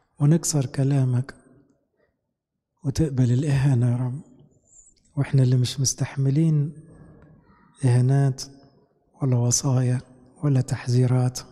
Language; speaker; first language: Arabic; native; Arabic